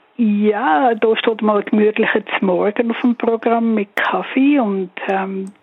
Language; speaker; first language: German; native; German